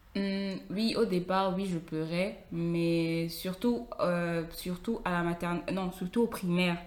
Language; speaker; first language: French; native; French